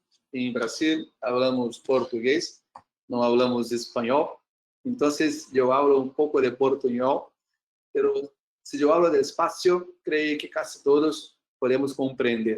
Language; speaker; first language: Spanish; non-native, learner; Portuguese